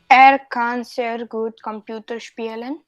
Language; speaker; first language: German; non-native, learner; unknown